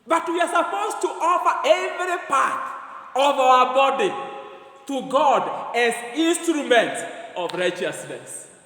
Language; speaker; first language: English; non-native, local second language; Swahili